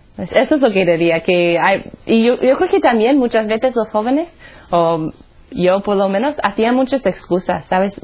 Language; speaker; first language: Spanish; non-native, fluent; English